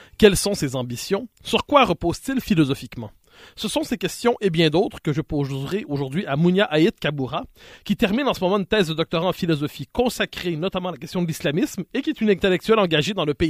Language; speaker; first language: French; native; French